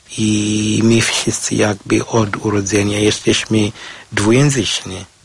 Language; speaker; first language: Polish; non-native, fluent; Shona